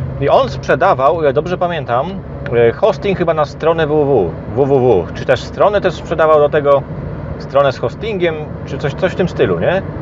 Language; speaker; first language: Polish; native; Polish